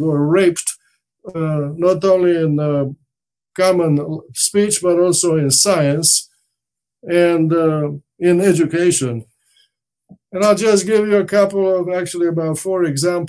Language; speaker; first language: English; non-native, fluent; Romanian